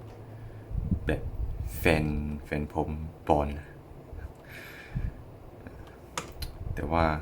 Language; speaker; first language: Thai; non-native, learner; English